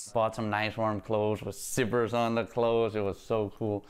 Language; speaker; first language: English; early bilingual, other home language; Pennsylvania German